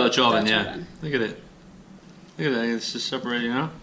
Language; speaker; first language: English; native; English